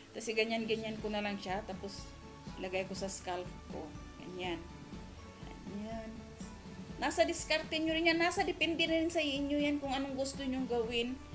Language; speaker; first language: Filipino; non-native, local second language; Cebuano